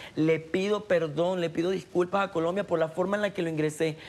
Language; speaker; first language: Spanish; native; Spanish